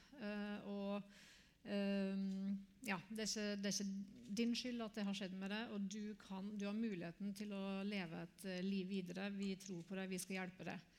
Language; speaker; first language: Norwegian; native; Norwegian